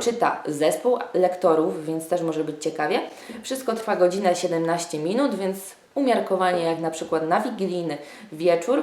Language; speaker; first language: Polish; native; Polish